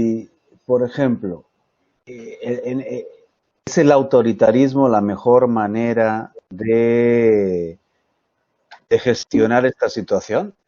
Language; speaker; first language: Spanish; native; Spanish